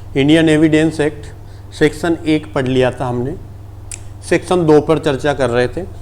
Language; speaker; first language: Hindi; native; Hindi